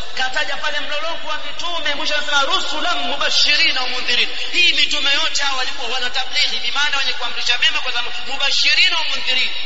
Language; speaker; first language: Swahili; native; Swahili